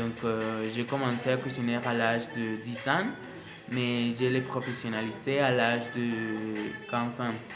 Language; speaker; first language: French; non-native, learner; Spanish